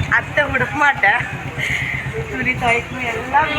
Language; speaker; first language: Tamil; non-native, learner; Marathi